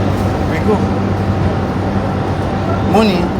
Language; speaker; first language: English; non-native, learner; French